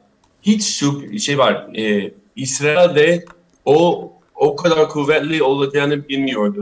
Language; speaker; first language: Turkish; non-native, fluent; English